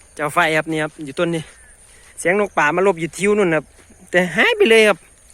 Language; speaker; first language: Thai; native; Thai